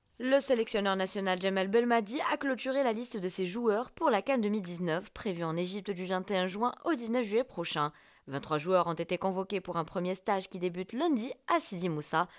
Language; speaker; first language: French; non-native, local second language; Arabic